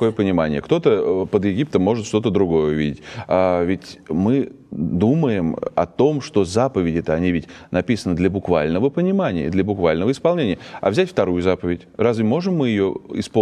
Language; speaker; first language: Russian; native; Russian